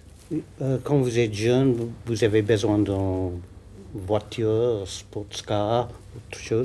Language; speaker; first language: French; non-native, learner; English